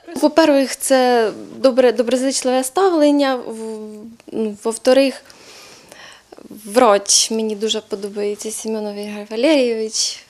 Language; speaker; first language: Ukrainian; non-native, local second language; Russian